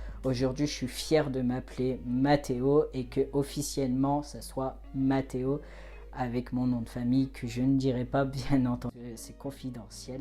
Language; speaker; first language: French; native; French